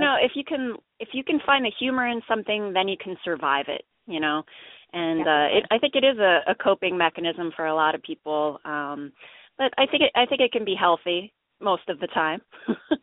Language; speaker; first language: English; native; English